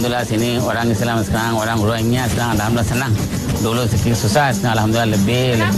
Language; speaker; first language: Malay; non-native, learner; Rohingya